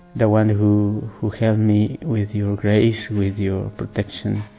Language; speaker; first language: English; non-native, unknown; Spanish